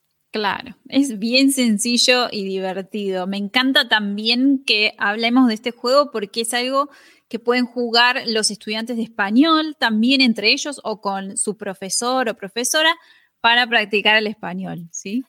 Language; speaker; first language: Spanish; native; Spanish